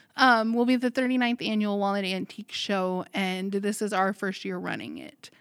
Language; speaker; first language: English; native; English